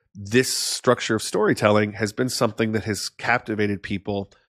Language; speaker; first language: English; native; English